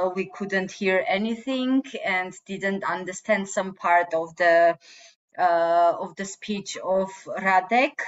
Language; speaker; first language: English; non-native, fluent; Armenian